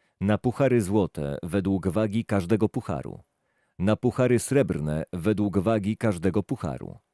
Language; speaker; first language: Polish; native; Polish